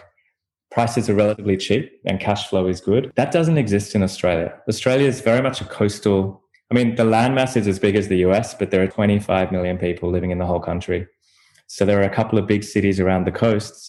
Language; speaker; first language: English; native; English